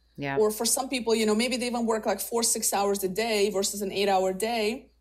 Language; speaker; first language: English; early bilingual, other home language; Russian